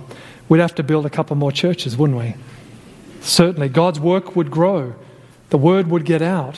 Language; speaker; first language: English; native; English